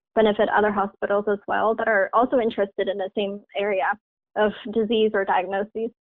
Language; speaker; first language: English; non-native, fluent; Chinese